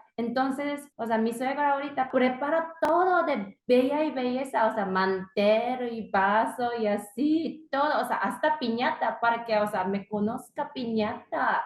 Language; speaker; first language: Spanish; non-native, learner; Japanese